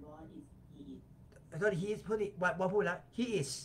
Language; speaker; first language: English; non-native, fluent; Thai